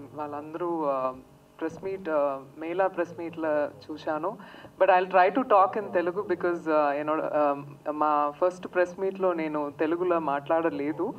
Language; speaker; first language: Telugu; non-native, learner; Tamil